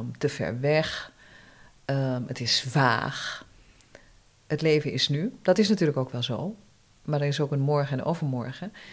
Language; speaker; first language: Dutch; early bilingual, other home language; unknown